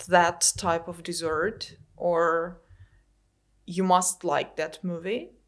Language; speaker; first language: English; non-native, fluent; Ukrainian